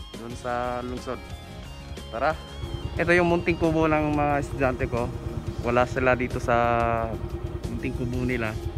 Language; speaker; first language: Filipino; non-native, local second language; Cebuano